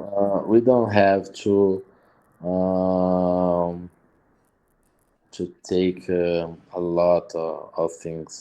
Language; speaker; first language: English; non-native, learner; Portuguese